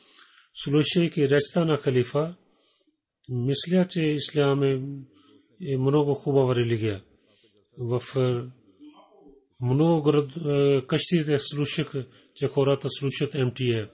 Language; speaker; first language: Bulgarian; non-native, learner; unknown